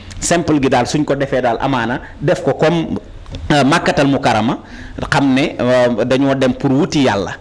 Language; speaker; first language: Wolof; native; Wolof